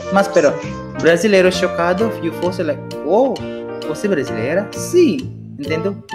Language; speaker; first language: Portuguese; non-native, learner; Indonesian